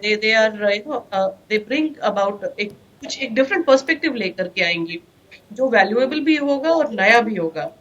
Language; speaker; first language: Hindi; native; Hindi